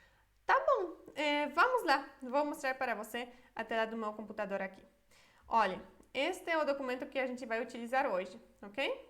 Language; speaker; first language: Portuguese; non-native, fluent; Polish